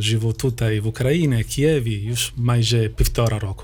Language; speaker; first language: Ukrainian; non-native, learner; Italian